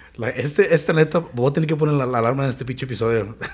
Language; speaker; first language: Spanish; native; Spanish